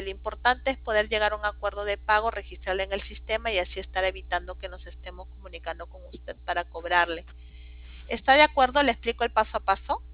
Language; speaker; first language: Spanish; native; Spanish